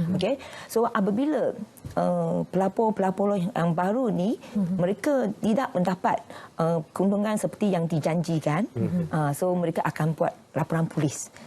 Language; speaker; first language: Malay; native; Malay